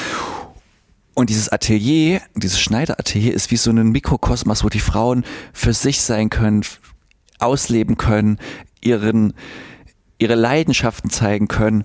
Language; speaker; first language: German; native; German